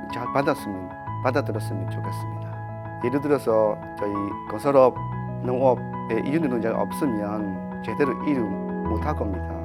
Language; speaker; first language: Korean; non-native, fluent; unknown